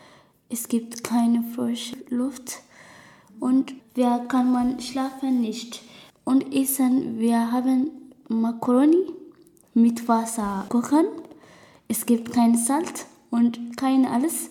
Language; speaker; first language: German; non-native, learner; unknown